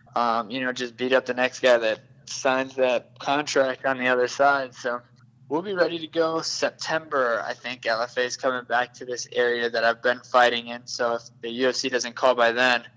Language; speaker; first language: English; native; English